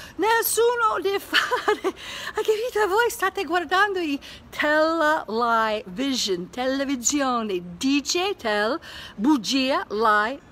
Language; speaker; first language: Italian; non-native, fluent; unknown